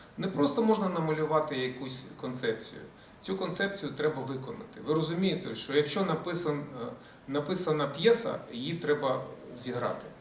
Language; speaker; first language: Ukrainian; early bilingual, other home language; Russian